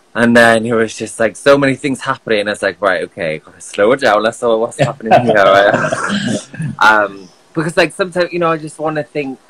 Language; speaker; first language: English; native; English